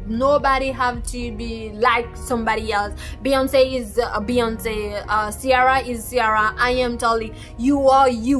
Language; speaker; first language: English; non-native, learner; Haitian Creole